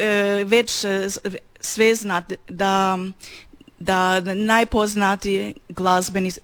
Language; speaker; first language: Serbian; non-native, learner; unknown